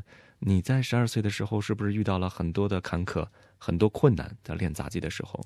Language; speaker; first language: Chinese; native; Chinese